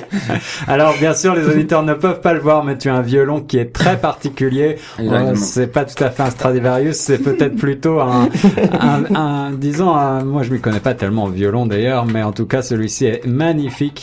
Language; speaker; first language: French; native; French